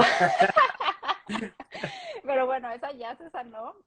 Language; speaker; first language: Spanish; native; Spanish